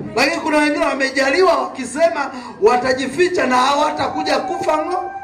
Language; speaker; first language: Swahili; native; Swahili